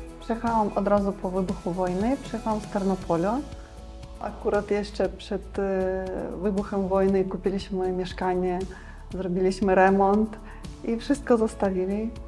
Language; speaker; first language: Polish; non-native, fluent; Ukrainian